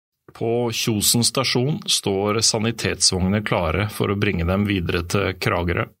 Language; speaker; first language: Norwegian; native; Norwegian